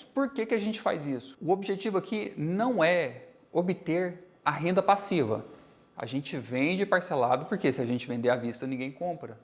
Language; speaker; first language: Portuguese; native; Portuguese